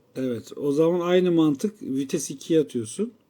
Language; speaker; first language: Turkish; native; Turkish